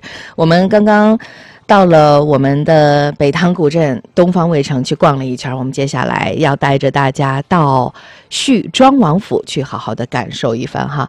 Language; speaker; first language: Chinese; native; Chinese